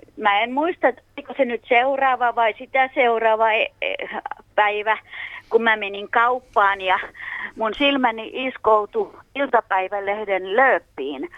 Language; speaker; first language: Finnish; native; Finnish